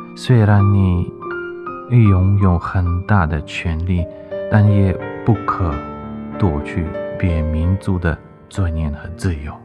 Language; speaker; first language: Chinese; non-native, fluent; Ukrainian